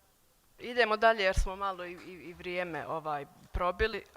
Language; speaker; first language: Bosnian; native; Bosnian